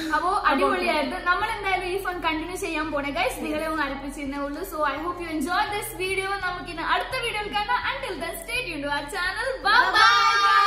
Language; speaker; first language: Malayalam; non-native, fluent; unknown